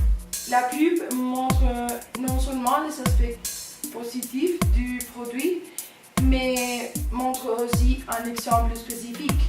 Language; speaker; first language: French; non-native, learner; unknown